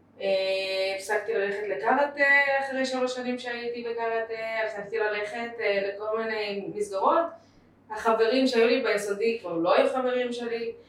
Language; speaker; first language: Hebrew; early bilingual, other home language; Russian